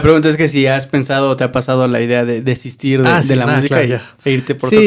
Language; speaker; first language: Spanish; native; Spanish